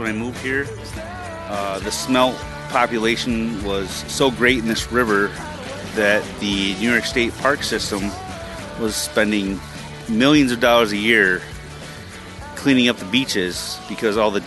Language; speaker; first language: English; native; English